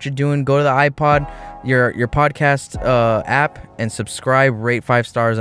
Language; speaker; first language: English; native; English